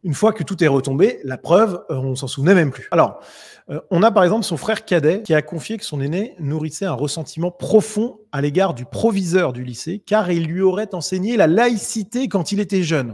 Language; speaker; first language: French; native; French